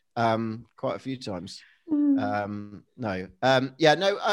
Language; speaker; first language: English; native; English